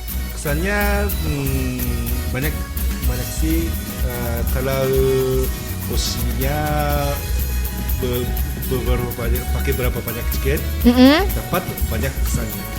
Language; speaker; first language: Indonesian; non-native, learner; Japanese